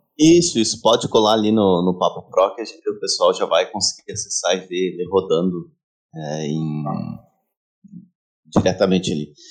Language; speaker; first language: Portuguese; native; Portuguese